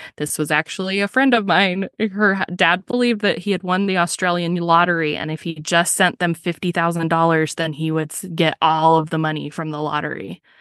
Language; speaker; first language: English; native; English